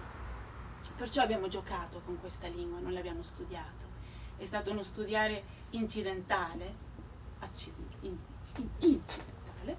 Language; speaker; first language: Italian; non-native, fluent; Spanish